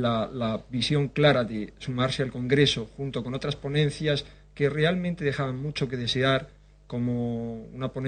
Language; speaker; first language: Spanish; native; Spanish